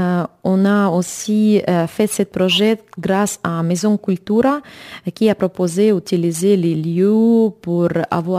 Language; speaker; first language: French; non-native, learner; Ukrainian